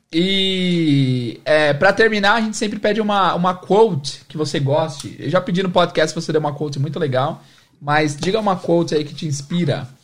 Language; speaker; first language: Portuguese; native; Portuguese